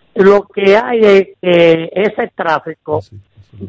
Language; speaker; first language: Spanish; native; Spanish